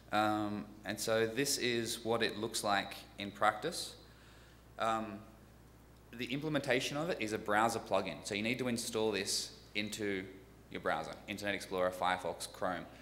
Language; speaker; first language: English; native; English